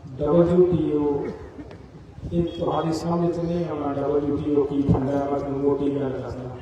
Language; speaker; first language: Hindi; non-native, local second language; Punjabi